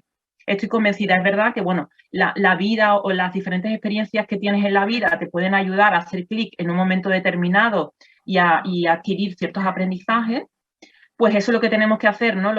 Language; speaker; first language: Spanish; native; Spanish